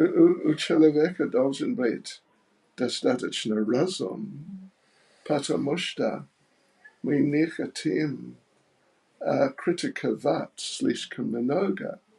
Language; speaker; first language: Russian; non-native, learner; English